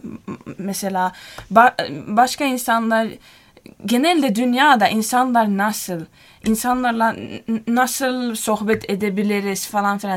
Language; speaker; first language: Turkish; non-native, learner; Finnish